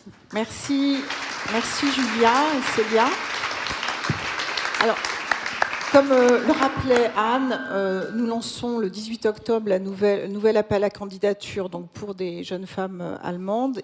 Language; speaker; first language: French; native; French